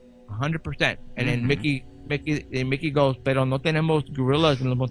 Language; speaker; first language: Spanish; early bilingual, heritage; Spanish